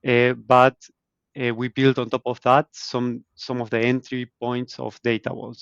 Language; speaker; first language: English; non-native, fluent; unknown